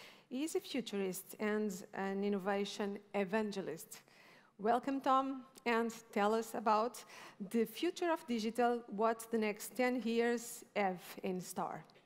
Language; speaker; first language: English; non-native, fluent; Portuguese